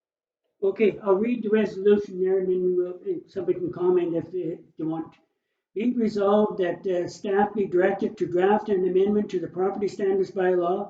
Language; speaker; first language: English; native; English